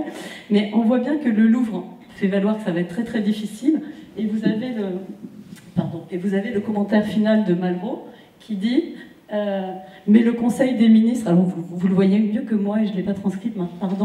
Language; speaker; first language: French; native; French